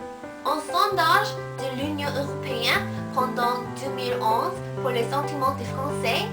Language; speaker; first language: French; non-native, learner; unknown